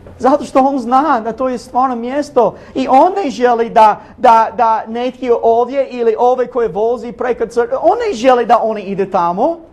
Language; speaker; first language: Bosnian; non-native, learner; English